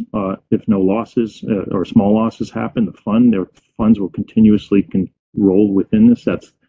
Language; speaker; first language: English; native; English